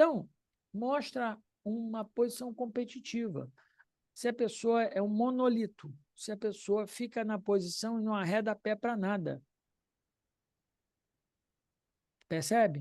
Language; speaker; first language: Portuguese; native; Portuguese